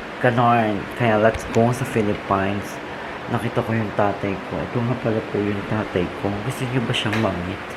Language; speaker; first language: Filipino; native; Filipino